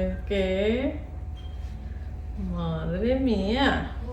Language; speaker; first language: Spanish; native; Spanish